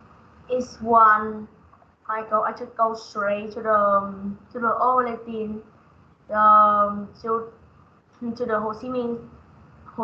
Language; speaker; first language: English; non-native, learner; Vietnamese